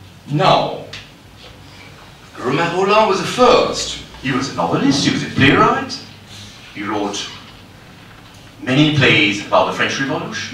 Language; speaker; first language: English; non-native, local second language; Bangla